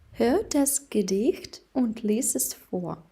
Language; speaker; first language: German; non-native, fluent; Ukrainian